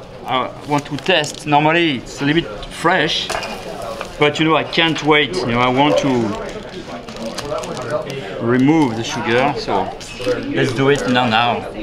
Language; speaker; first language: English; non-native, fluent; French